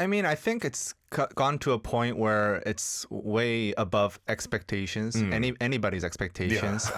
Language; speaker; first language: English; early bilingual, other home language; Korean